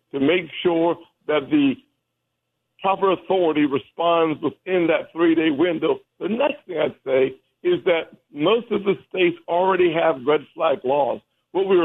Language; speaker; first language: English; native; English